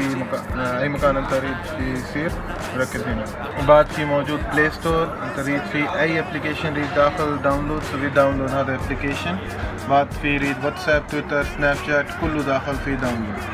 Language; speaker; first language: Arabic; non-native, learner; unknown